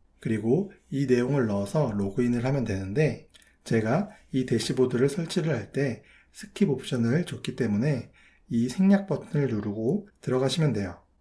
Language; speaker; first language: Korean; native; Korean